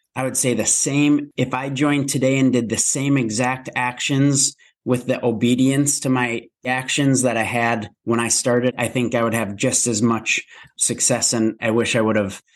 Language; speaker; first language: English; native; English